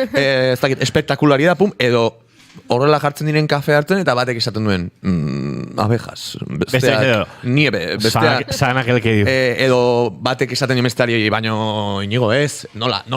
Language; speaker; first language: Basque; native; Basque